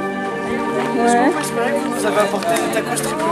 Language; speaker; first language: French; native; French